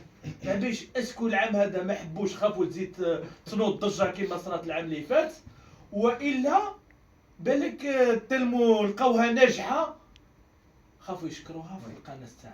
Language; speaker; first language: Arabic; native; Arabic